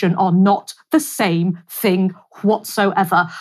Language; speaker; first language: English; native; English